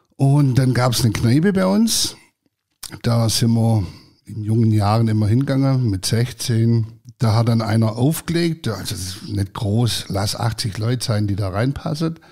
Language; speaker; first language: German; early bilingual, other home language; Croatian